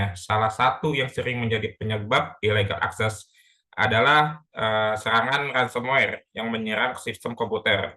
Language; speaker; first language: Indonesian; native; Indonesian